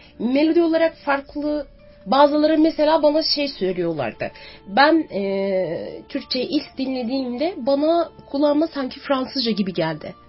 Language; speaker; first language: Turkish; native; Turkish